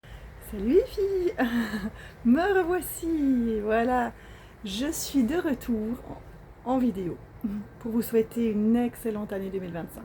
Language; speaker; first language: French; native; French